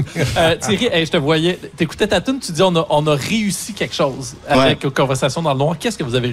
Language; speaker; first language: French; native; French